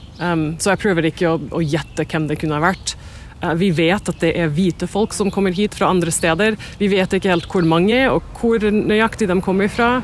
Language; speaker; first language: Norwegian; non-native, fluent; English